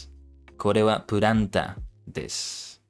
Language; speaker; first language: Japanese; non-native, learner; English